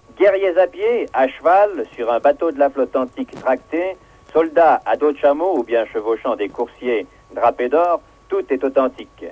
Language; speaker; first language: French; native; French